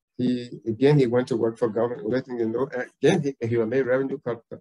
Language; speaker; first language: English; native; English